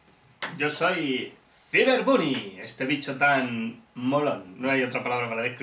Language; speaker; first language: Spanish; native; Spanish